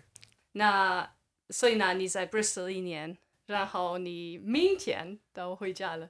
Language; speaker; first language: Chinese; non-native, fluent; English